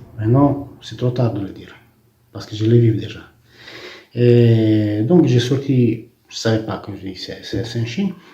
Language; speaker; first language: French; non-native, fluent; Romanian